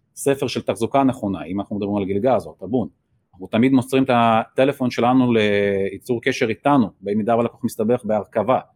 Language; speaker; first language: Hebrew; early bilingual, other home language; Russian